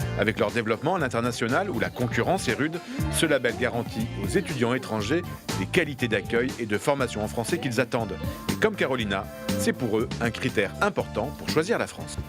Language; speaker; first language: French; native; French